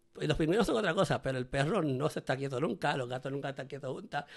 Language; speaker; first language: Spanish; native; Spanish